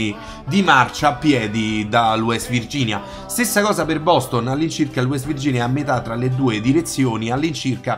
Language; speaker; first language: Italian; native; Italian